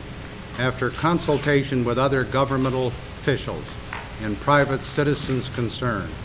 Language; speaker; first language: English; native; English